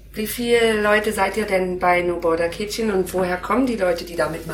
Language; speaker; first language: German; native; German